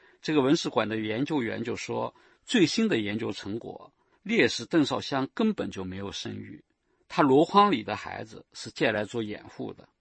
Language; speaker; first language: Chinese; native; Chinese